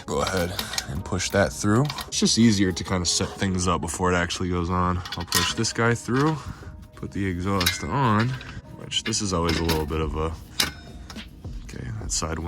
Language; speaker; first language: English; native; English